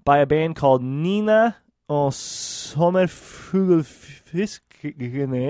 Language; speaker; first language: English; native; English